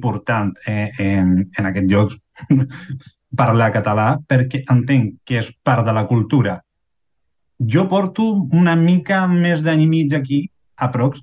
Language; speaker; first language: Catalan; non-native, fluent; Spanish